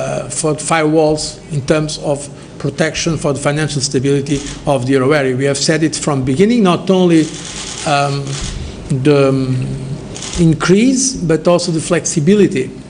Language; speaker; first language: English; non-native, fluent; Portuguese